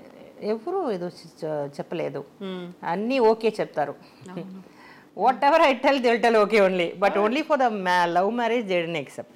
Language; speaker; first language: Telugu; non-native, local second language; Tamil